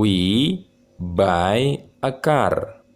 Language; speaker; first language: English; non-native, learner; Indonesian